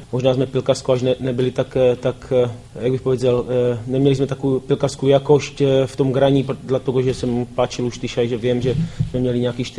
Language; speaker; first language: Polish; non-native, learner; Czech